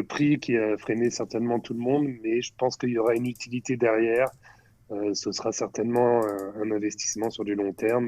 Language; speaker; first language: French; native; French